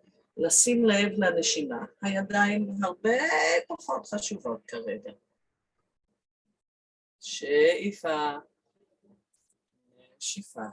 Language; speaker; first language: Hebrew; non-native, fluent; English